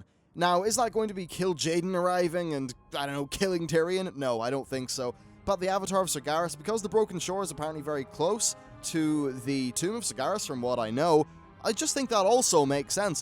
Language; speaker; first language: English; native; English